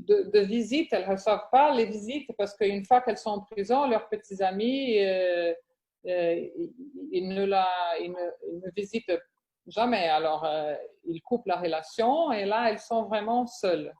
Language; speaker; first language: French; non-native, fluent; Portuguese